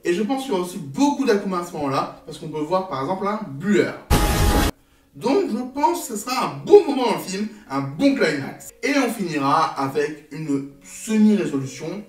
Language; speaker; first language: French; native; French